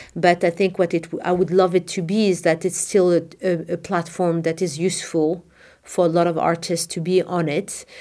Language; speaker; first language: English; non-native, fluent; Arabic